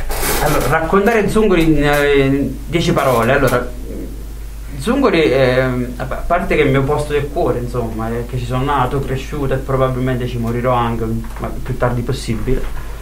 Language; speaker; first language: Italian; native; Italian